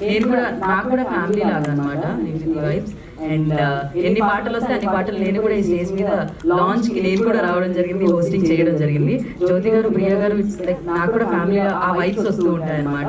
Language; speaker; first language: Telugu; native; Telugu